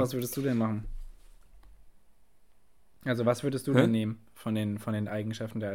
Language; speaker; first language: German; native; German